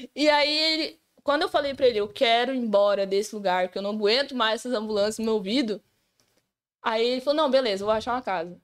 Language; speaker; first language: Portuguese; native; Portuguese